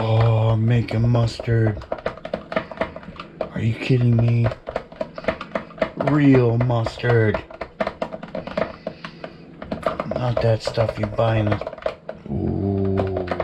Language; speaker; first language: English; native; English